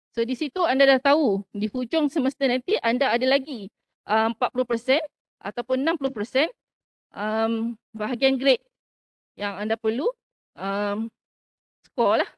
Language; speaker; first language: Malay; native; Malay